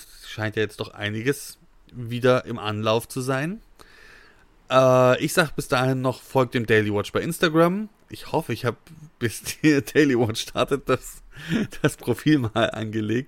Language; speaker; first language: German; native; German